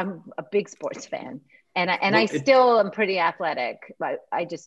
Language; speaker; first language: English; native; English